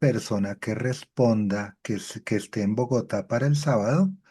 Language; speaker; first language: Spanish; native; Spanish